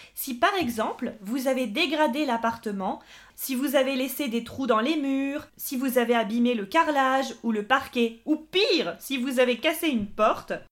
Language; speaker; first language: French; native; French